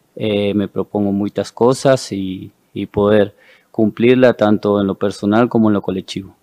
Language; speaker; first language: Portuguese; non-native, learner; Spanish